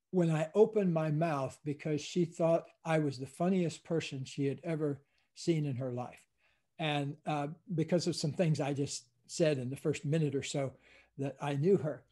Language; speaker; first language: English; native; English